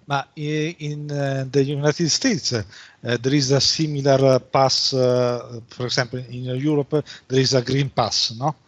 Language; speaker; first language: English; non-native, learner; Italian